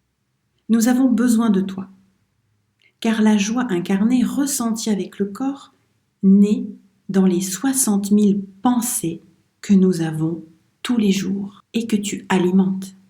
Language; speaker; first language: French; native; French